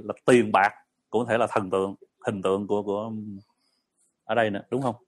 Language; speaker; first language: Vietnamese; early bilingual, heritage; Vietnamese